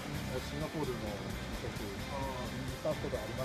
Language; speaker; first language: Japanese; non-native, learner; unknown